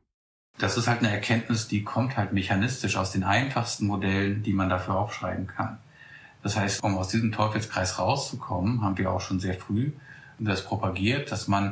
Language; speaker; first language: German; native; German